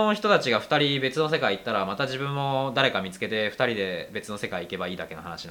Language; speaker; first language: Japanese; native; Japanese